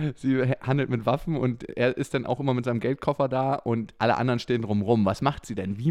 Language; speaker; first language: German; native; German